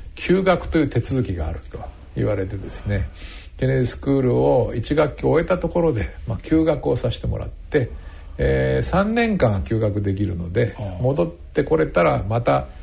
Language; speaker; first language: Japanese; native; Japanese